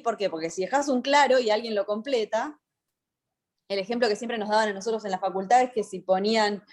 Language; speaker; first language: Spanish; native; Spanish